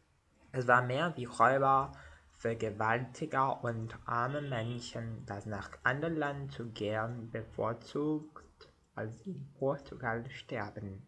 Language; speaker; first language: German; non-native, learner; Portuguese